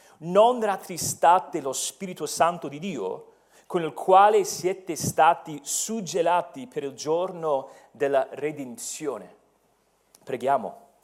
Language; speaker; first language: Italian; non-native, fluent; English